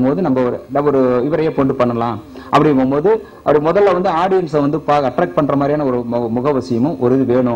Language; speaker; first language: Tamil; native; Tamil